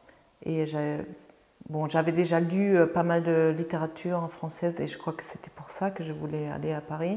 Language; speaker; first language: French; non-native, fluent; German